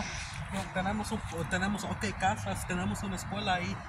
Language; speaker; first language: Spanish; early bilingual, heritage; Spanish